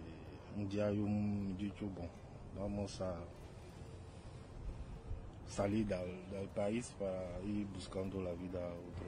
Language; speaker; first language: Spanish; non-native, learner; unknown